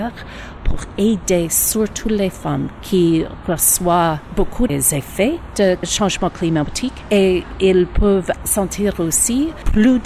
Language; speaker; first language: French; non-native, learner; English